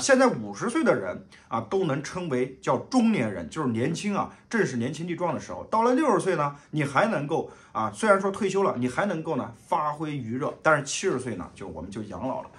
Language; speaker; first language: Chinese; native; Chinese